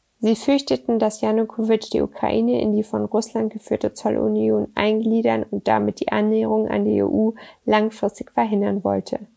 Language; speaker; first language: German; native; German